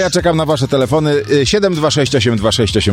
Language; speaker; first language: Polish; native; Polish